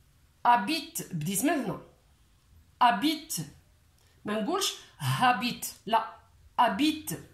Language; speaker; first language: French; non-native, local second language; Arabic